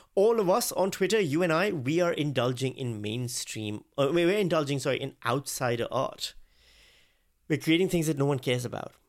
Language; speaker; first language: English; non-native, local second language; Urdu